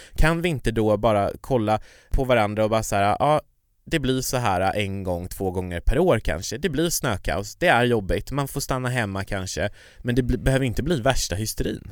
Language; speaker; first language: Swedish; native; Swedish